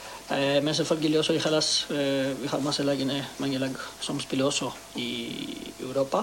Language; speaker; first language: Norwegian; non-native, learner; Greek